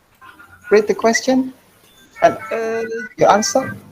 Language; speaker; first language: English; non-native, fluent; Indonesian